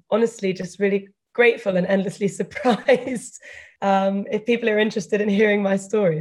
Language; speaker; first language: English; native; English